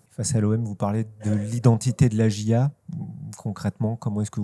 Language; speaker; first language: French; native; French